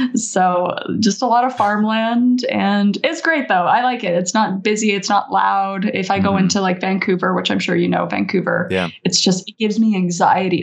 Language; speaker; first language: English; native; English